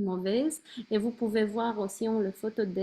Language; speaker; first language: French; non-native, learner; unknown